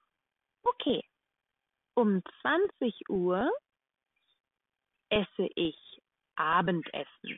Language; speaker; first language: German; non-native, fluent; English